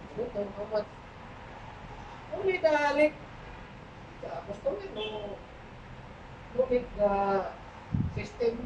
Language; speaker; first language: English; non-native, learner; Filipino